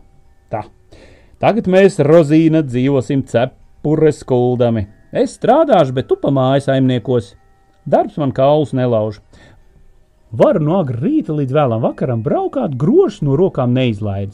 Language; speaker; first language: Latvian; native; Latvian